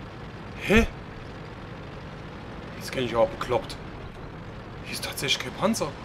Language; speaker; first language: German; native; German